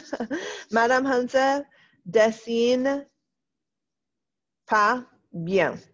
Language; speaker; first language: French; non-native, fluent; English